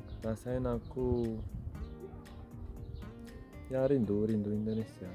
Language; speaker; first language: Indonesian; non-native, learner; Turkish